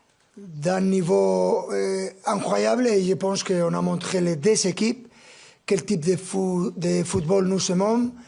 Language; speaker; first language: French; non-native, fluent; Spanish